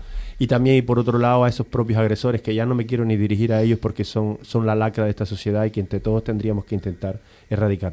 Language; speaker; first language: Spanish; native; Spanish